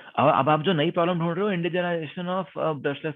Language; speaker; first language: Hindi; native; Hindi